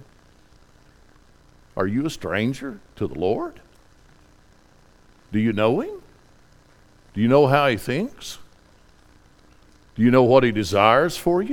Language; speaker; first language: English; native; English